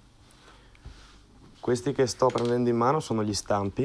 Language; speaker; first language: Italian; native; Italian